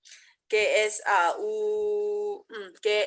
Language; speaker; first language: Spanish; non-native, learner; English